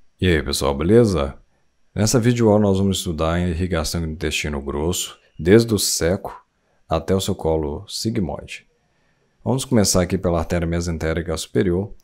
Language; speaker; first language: Portuguese; native; Portuguese